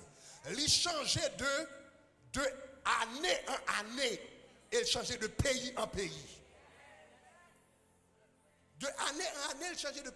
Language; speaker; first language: French; non-native, local second language; Haitian Creole